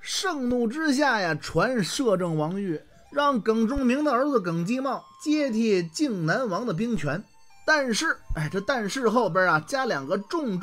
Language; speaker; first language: Chinese; native; Chinese